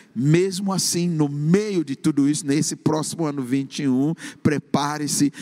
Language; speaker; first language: Portuguese; non-native, fluent; English